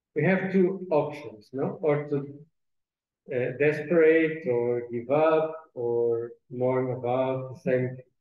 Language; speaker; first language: English; non-native, fluent; Portuguese